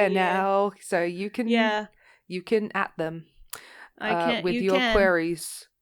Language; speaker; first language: English; native; English